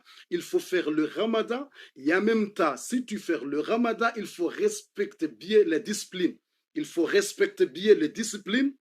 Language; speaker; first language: French; non-native, fluent; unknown